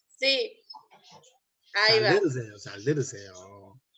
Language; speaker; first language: Spanish; non-native, learner; Korean